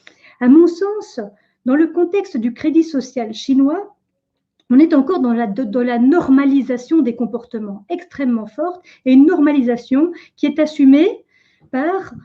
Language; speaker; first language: French; native; French